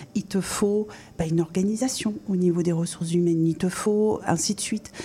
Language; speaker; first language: French; native; French